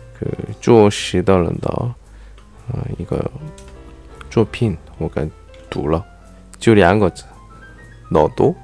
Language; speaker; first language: Chinese; non-native, learner; Korean